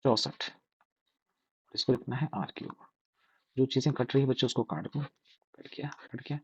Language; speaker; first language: Hindi; native; Hindi